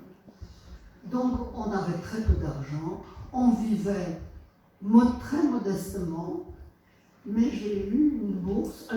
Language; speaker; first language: French; non-native, fluent; Polish